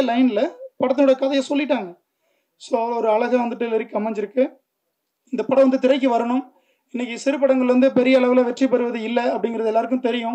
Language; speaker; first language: Tamil; native; Tamil